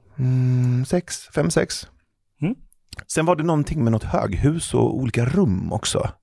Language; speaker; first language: Swedish; early bilingual, other home language; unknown